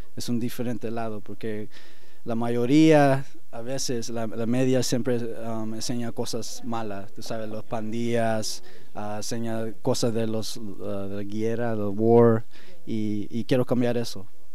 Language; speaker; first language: Spanish; early bilingual, heritage; Spanish